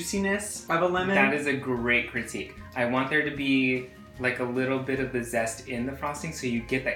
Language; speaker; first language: English; native; English